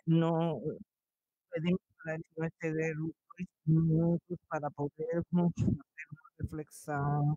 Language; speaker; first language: Portuguese; non-native, fluent; Spanish